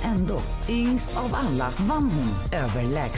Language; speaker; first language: Swedish; native; Swedish